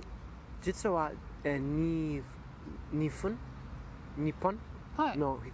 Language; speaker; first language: Japanese; non-native, learner; German